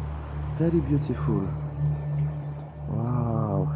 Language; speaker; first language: English; non-native, learner; French